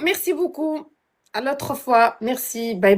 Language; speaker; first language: French; non-native, learner; Arabic